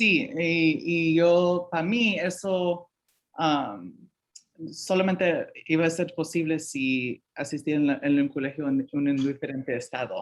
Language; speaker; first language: Spanish; early bilingual, heritage; Spanish